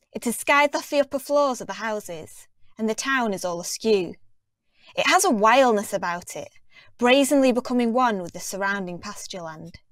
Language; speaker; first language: English; native; English